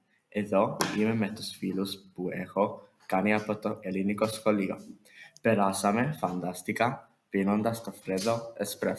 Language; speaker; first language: Greek; early bilingual, heritage; Greek